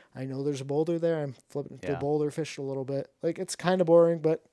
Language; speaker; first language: English; native; English